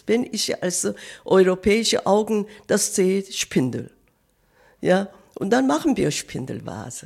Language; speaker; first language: German; non-native, fluent; Korean